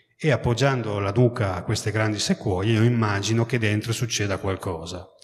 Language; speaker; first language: Italian; native; Italian